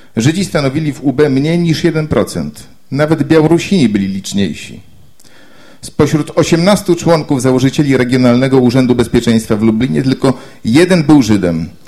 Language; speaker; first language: Polish; native; Polish